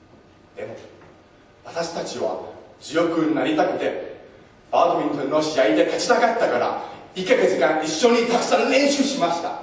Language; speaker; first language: Japanese; non-native, learner; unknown